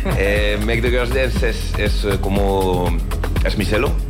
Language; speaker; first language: Spanish; non-native, learner; French